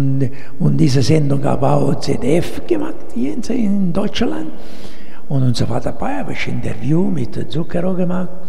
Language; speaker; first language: German; non-native, learner; Italian